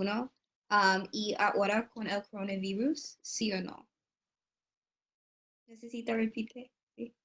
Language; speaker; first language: Spanish; non-native, learner; English